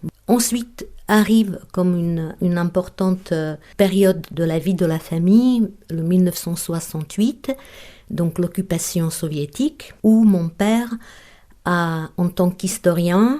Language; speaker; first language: French; non-native, fluent; Czech